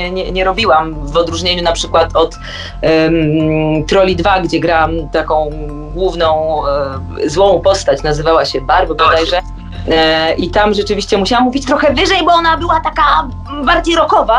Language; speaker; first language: Polish; native; Polish